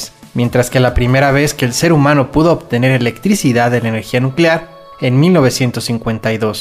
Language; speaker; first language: Spanish; native; Spanish